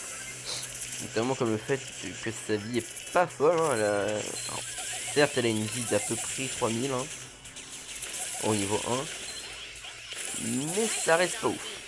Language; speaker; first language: French; native; French